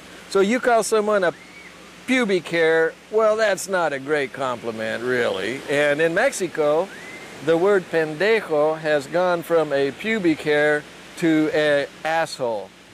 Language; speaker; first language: English; native; English